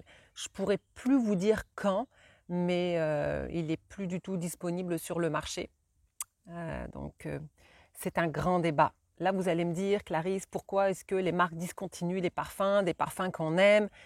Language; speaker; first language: French; native; French